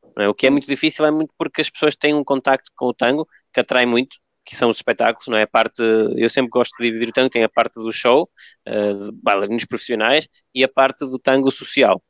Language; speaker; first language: Portuguese; early bilingual, other home language; Spanish